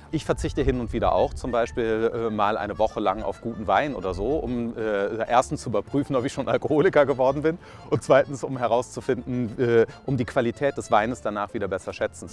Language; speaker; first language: German; native; German